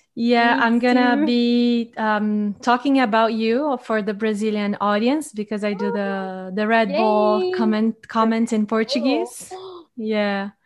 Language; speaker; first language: English; non-native, fluent; Portuguese